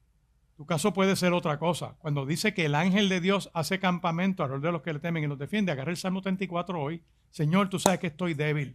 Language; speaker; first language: Spanish; native; Spanish